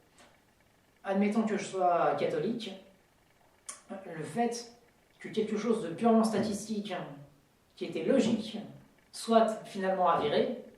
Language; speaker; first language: French; native; French